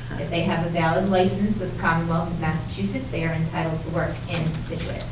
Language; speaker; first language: English; native; English